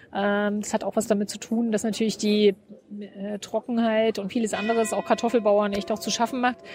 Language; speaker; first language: German; native; German